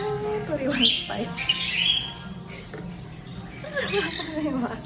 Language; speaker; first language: Japanese; non-native, learner; Filipino